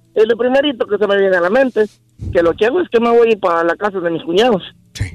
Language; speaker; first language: Spanish; native; Spanish